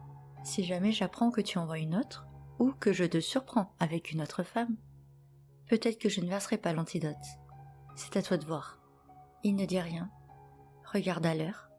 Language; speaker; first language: French; native; French